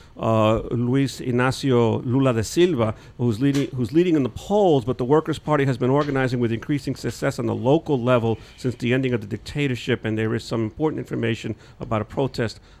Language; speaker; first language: English; native; English